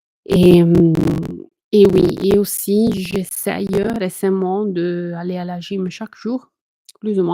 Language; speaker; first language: French; non-native, fluent; Italian